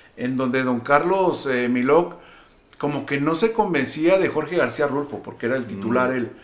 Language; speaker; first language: Spanish; native; Spanish